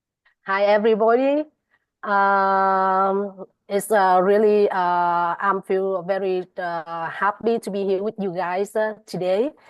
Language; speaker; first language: English; non-native, fluent; Vietnamese